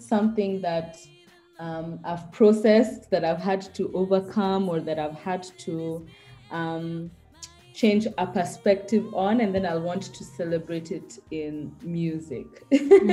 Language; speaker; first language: English; native; English